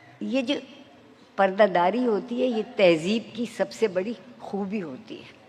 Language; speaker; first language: Urdu; native; Urdu